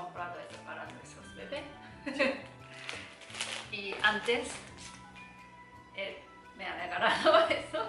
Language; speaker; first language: Spanish; non-native, learner; Japanese